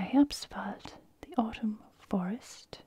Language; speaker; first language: German; non-native, fluent; English